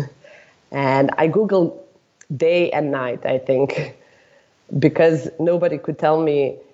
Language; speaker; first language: English; non-native, fluent; Serbian